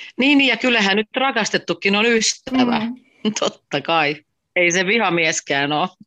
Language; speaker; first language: Finnish; native; Finnish